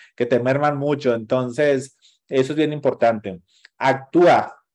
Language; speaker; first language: Spanish; native; Spanish